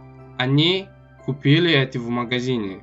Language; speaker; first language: Russian; non-native, local second language; Tajik